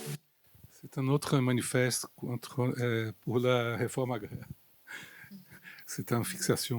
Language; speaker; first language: French; non-native, fluent; Portuguese